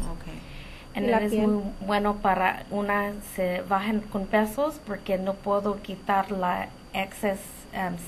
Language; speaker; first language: Spanish; early bilingual, heritage; Spanish